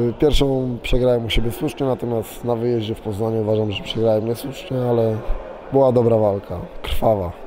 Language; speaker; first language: Polish; native; Polish